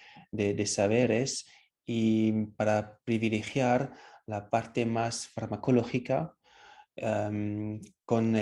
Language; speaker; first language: Spanish; non-native, fluent; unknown